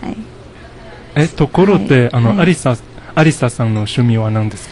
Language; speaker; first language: Japanese; non-native, learner; Chinese